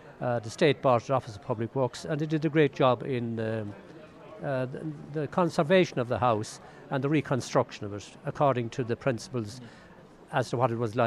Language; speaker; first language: English; native; English